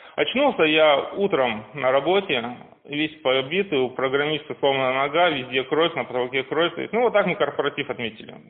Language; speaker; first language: Russian; native; Russian